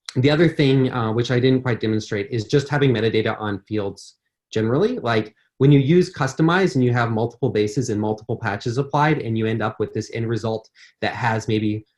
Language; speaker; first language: English; native; English